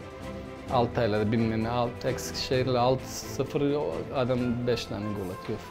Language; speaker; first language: Turkish; non-native, fluent; Bosnian